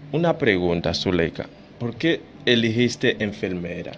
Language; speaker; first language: Spanish; non-native, fluent; Haitian Creole